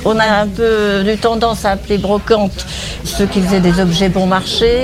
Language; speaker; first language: French; native; French